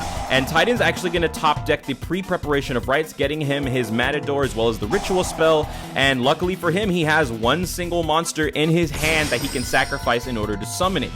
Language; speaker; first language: English; native; English